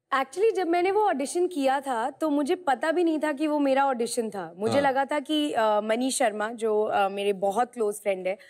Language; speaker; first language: Hindi; native; Hindi